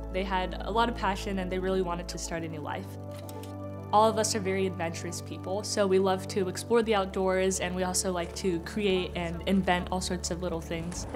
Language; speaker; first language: English; native; English